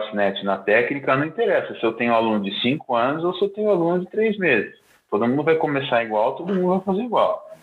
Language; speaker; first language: Portuguese; native; Portuguese